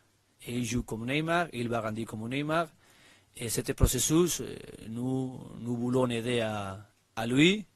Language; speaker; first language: French; non-native, learner; Spanish